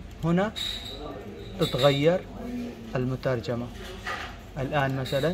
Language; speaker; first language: Arabic; non-native, fluent; Pashto